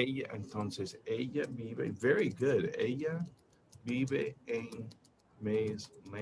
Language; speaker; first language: Spanish; non-native, fluent; English